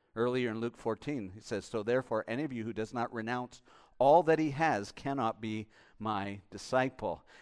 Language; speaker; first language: English; native; English